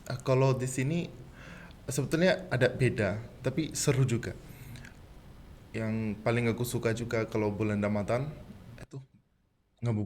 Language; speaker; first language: Indonesian; non-native, fluent; Punjabi